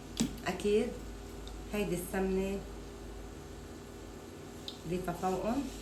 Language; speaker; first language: Arabic; native; Arabic